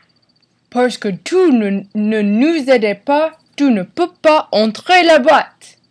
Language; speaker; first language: French; non-native, learner; English